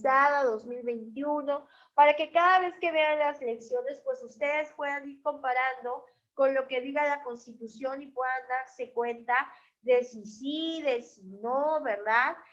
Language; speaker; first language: Spanish; native; Spanish